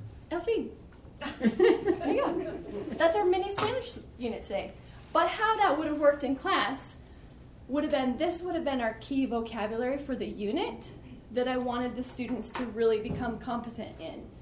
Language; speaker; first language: English; native; English